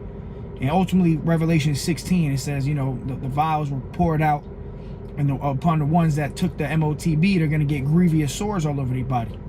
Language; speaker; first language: English; native; English